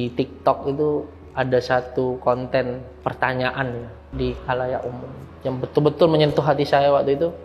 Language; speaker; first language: Indonesian; early bilingual, heritage; Indonesian